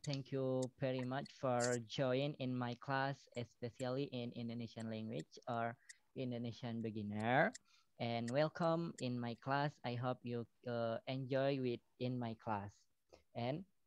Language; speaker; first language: English; non-native, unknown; Indonesian